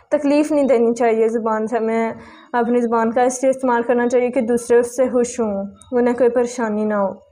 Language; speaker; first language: Urdu; native; Urdu